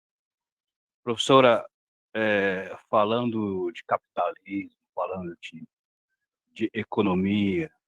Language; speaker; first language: Portuguese; non-native, local second language; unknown